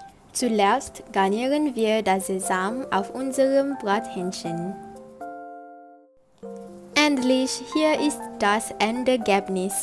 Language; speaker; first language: German; non-native, learner; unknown